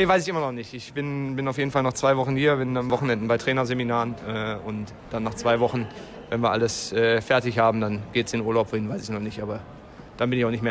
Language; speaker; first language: German; native; German